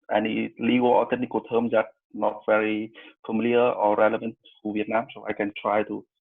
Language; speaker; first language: English; non-native, fluent; Vietnamese